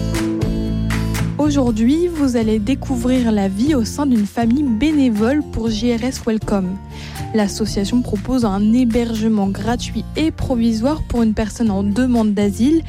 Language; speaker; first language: French; native; French